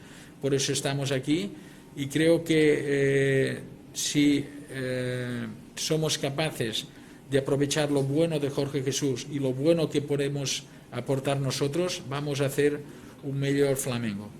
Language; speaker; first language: Spanish; non-native, local second language; Catalan